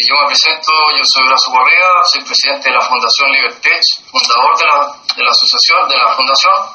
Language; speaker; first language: Spanish; native; Spanish